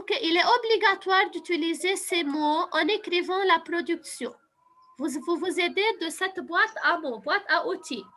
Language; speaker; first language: French; non-native, fluent; Arabic